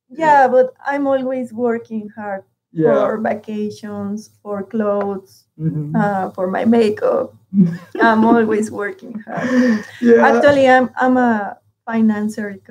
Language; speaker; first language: English; non-native, learner; Spanish